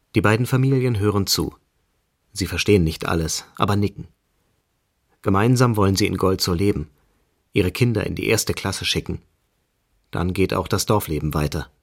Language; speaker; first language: German; native; German